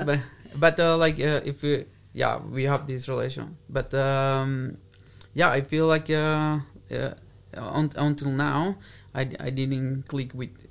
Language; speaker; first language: English; non-native, fluent; Portuguese